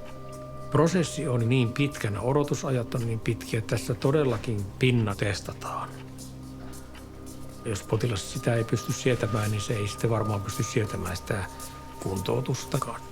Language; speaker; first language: Finnish; native; Finnish